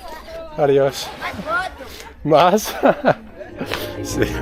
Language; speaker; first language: Spanish; non-native, learner; English